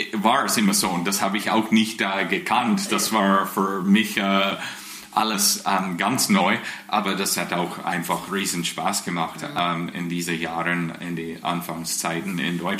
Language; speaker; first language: German; non-native, fluent; English